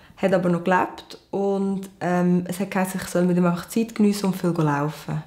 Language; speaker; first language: German; early bilingual, other home language; Portuguese